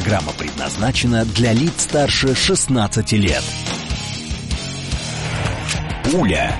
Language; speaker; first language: Russian; native; Russian